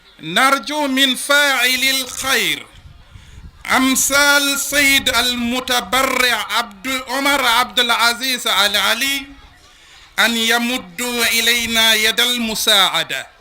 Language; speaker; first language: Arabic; non-native, fluent; Wolof